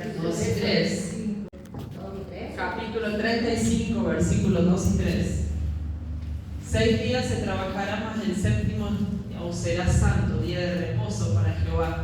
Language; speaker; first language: Spanish; native; Spanish